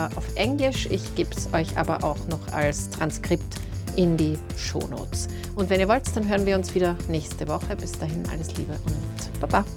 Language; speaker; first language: German; native; German